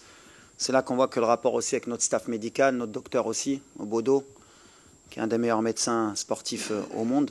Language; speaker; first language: French; native; French